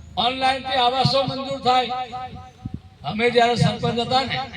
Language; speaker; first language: Gujarati; native; Gujarati